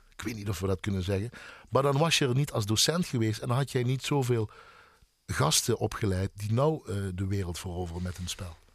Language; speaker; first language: Dutch; native; Dutch